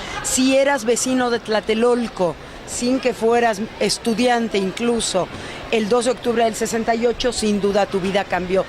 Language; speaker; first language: Spanish; native; Spanish